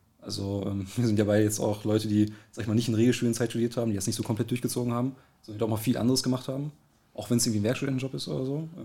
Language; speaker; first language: German; native; German